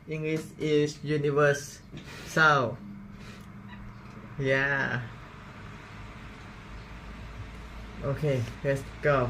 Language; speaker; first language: English; non-native, learner; Thai